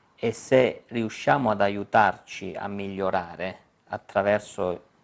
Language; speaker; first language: Italian; native; Italian